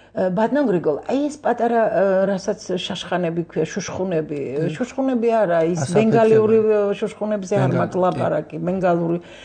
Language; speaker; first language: Georgian; native; Georgian